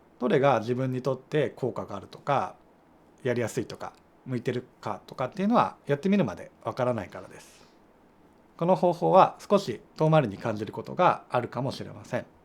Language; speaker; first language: Japanese; native; Japanese